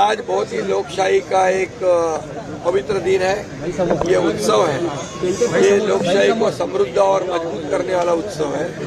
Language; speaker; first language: Hindi; non-native, local second language; Marathi